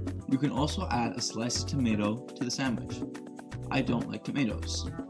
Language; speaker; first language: English; native; English